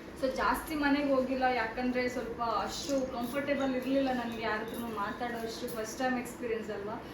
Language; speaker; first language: Kannada; native; Kannada